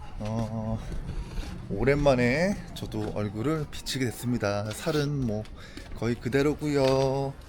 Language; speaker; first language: Korean; native; Korean